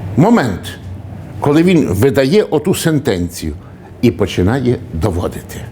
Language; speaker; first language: Ukrainian; native; Ukrainian